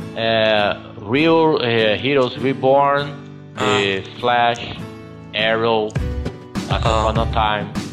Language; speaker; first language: English; non-native, learner; Portuguese